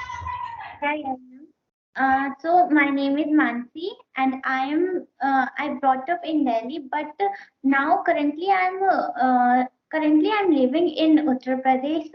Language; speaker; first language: English; non-native, learner; Hindi